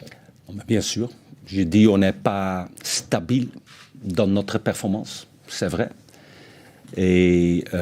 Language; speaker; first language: French; non-native, fluent; Dutch